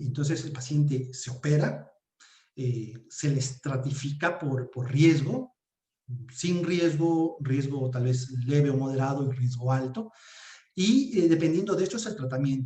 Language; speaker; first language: Spanish; native; Spanish